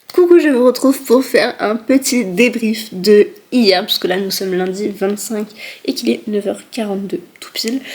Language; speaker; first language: French; native; French